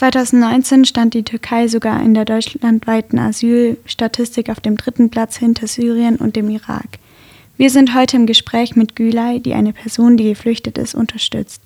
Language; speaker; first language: German; native; German